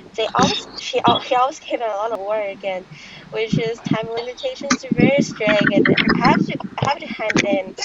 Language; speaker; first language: English; non-native, fluent; Chinese